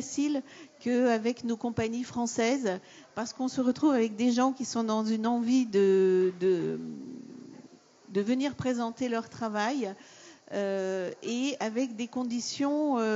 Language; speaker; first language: French; native; French